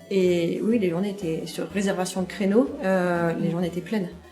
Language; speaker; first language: French; native; French